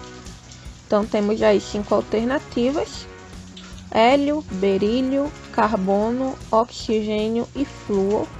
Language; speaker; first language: Portuguese; native; Portuguese